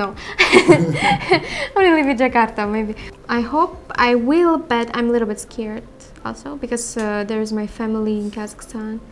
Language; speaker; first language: English; non-native, learner; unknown